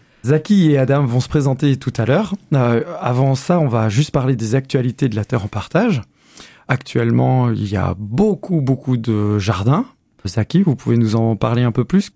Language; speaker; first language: French; native; French